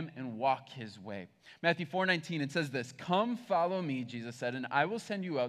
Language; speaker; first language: English; native; English